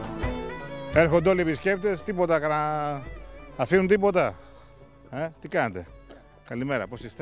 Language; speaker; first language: Greek; native; Greek